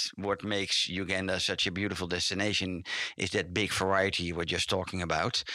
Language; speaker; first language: English; non-native, fluent; Dutch